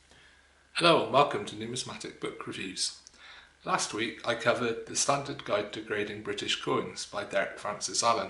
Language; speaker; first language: English; native; English